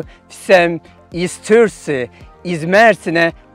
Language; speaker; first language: Russian; non-native, fluent; Turkish